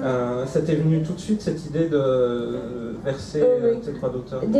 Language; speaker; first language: French; native; French